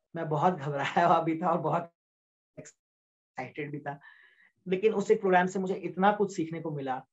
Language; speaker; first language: Hindi; native; Hindi